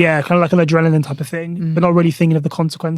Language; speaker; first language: English; native; English